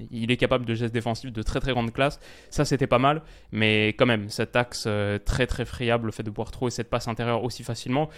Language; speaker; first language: French; native; French